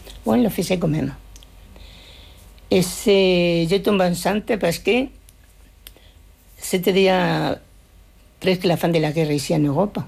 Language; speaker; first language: French; non-native, fluent; Spanish